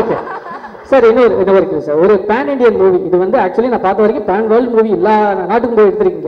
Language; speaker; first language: Tamil; native; Tamil